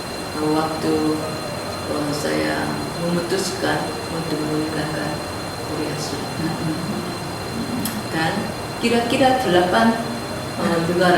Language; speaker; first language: Indonesian; non-native, learner; Korean